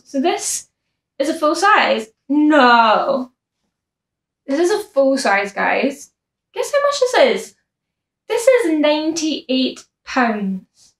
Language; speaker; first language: English; native; English